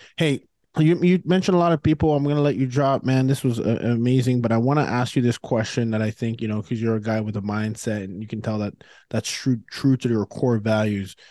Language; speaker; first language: English; native; English